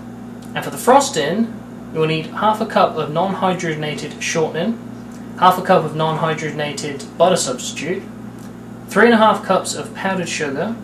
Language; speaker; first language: English; native; English